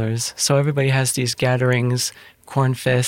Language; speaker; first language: English; native; English